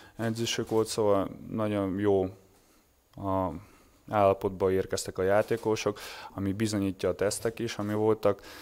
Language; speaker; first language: Hungarian; non-native, learner; Russian